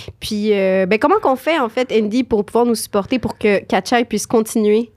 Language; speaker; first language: French; native; French